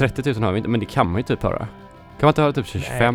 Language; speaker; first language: Swedish; native; Swedish